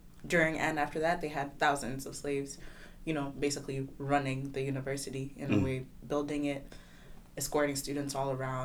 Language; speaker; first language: English; non-native, local second language; Kinyarwanda